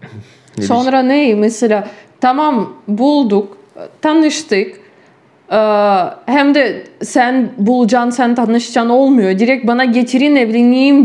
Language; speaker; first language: Turkish; non-native, fluent; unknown